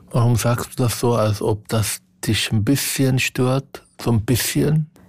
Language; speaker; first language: German; non-native, fluent; Arabic